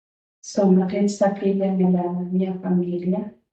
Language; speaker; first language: Italian; non-native, learner; Luo (Kenya and Tanzania)